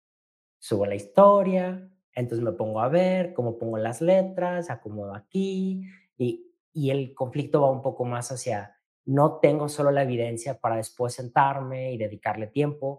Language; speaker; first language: Spanish; native; Spanish